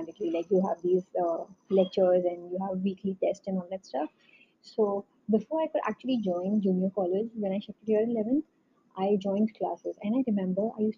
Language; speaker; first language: English; non-native, local second language; Hindi